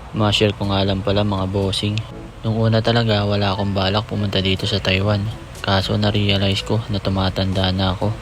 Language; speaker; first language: Filipino; native; Filipino